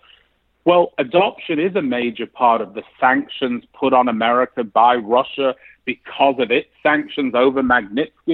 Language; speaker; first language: English; native; English